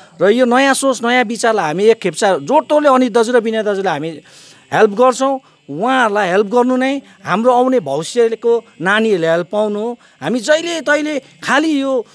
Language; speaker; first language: Nepali; native; Nepali